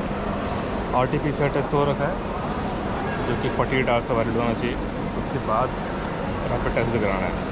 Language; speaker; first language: Hindi; native; Hindi